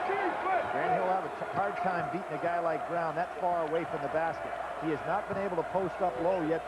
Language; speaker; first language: English; native; English